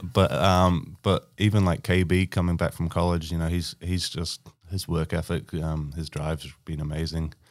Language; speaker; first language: English; native; English